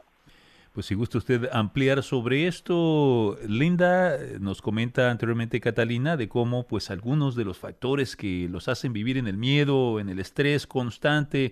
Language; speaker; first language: Spanish; native; Spanish